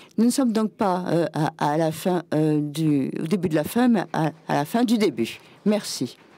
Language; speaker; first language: French; non-native, fluent; German